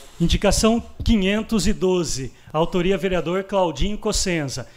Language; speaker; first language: Portuguese; native; Portuguese